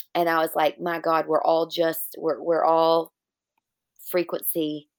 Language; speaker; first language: English; native; English